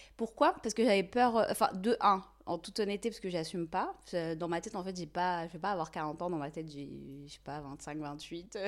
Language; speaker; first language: French; non-native, local second language; Kabyle